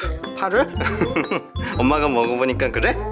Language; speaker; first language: Korean; native; Korean